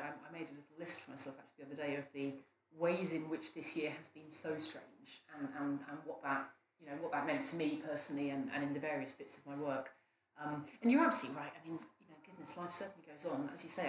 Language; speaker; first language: English; native; English